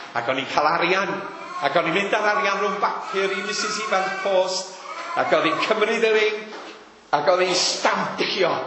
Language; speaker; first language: Welsh; native; Welsh